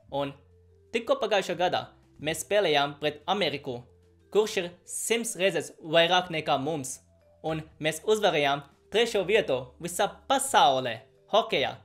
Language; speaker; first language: Latvian; non-native, fluent; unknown